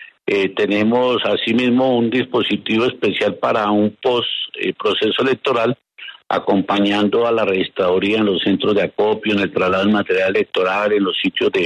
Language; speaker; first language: Spanish; native; Spanish